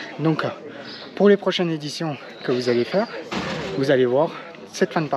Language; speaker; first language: French; native; French